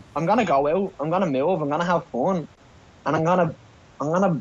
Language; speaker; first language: English; native; English